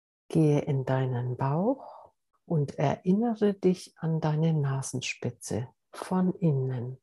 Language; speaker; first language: German; native; German